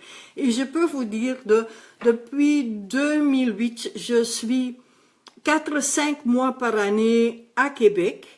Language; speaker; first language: French; non-native, local second language; Dutch